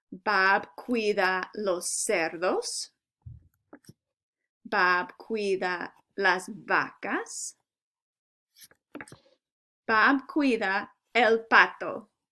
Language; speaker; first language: Spanish; non-native, fluent; English